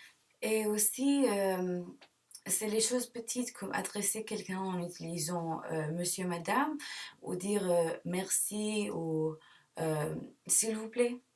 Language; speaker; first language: French; non-native, learner; English